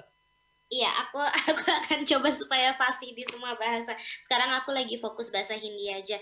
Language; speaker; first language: Indonesian; early bilingual, heritage; English